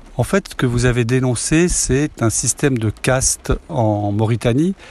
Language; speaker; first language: French; native; French